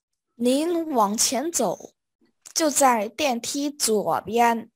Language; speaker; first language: Chinese; non-native, fluent; Vietnamese